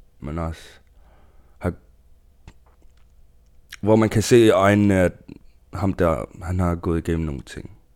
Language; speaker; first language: Danish; non-native, local second language; Kalaallisut